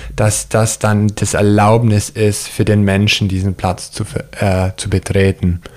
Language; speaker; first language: German; early bilingual, heritage; German